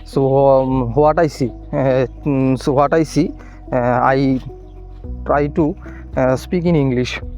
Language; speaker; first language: English; non-native, learner; Hindi